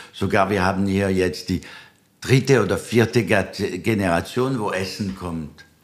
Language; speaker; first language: German; non-native, local second language; French